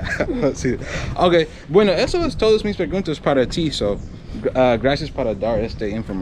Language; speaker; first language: Spanish; non-native, learner; English